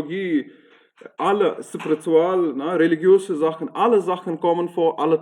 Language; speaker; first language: German; non-native, fluent; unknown